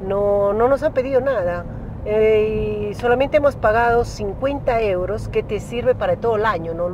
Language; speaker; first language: Spanish; native; Spanish